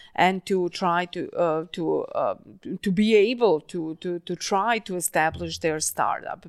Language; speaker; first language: English; non-native, fluent; Serbian